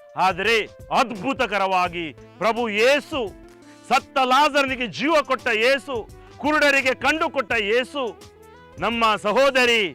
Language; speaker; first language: Kannada; native; Kannada